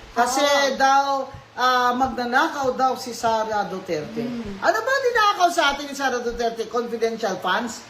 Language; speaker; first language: Filipino; non-native, local second language; Hiligaynon